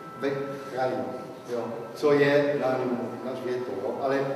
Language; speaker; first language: Czech; non-native, learner; Italian